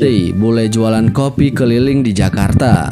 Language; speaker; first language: Indonesian; native; Indonesian